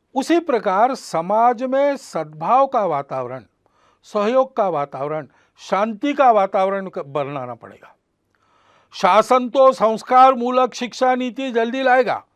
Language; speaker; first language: Hindi; non-native, local second language; Marathi